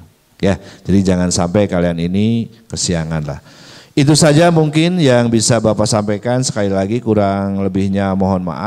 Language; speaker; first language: Indonesian; native; Indonesian